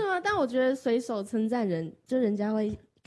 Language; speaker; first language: Chinese; native; Chinese